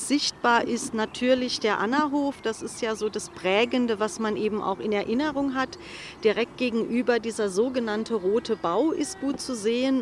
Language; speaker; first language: German; native; German